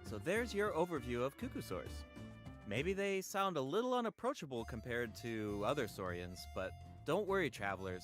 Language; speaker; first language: English; native; English